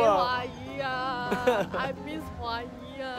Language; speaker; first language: Cantonese; non-native, learner; Chinese